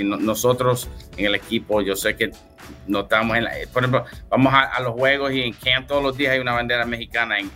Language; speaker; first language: Spanish; early bilingual, heritage; English